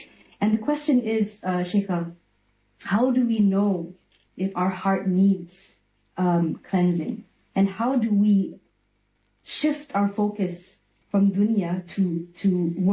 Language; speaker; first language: English; non-native, local second language; Malay